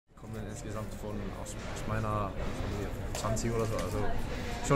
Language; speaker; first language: German; non-native, fluent; Icelandic